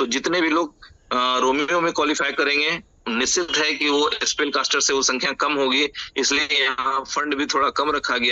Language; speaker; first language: Hindi; native; Hindi